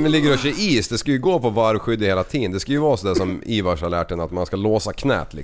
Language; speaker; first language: Swedish; native; Swedish